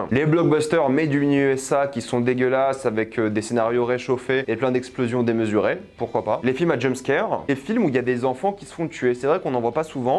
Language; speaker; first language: French; native; French